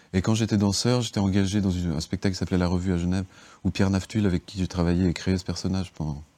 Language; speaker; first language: French; native; French